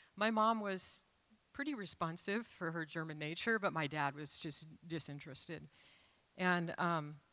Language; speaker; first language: English; native; English